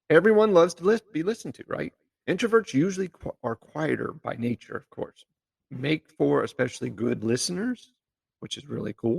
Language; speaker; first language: English; native; English